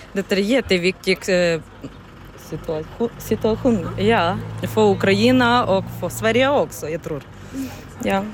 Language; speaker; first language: Swedish; non-native, learner; Ukrainian